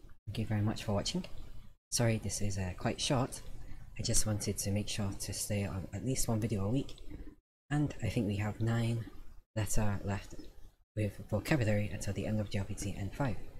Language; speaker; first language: English; native; English